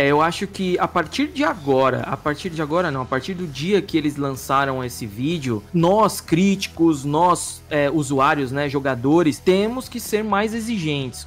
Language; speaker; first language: Portuguese; native; Portuguese